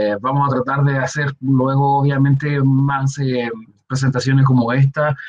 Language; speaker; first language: Spanish; native; Spanish